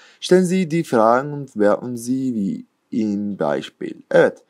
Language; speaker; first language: German; non-native, fluent; Turkish